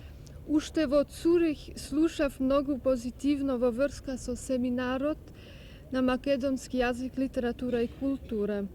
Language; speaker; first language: Macedonian; non-native, learner; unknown